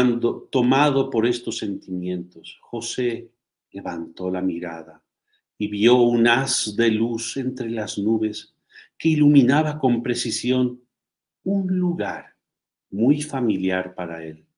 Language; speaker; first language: Spanish; native; Spanish